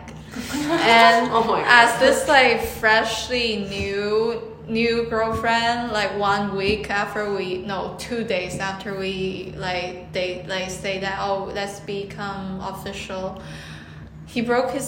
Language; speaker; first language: English; non-native, fluent; Chinese